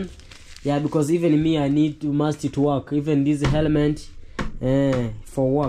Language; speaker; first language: English; non-native, learner; Swahili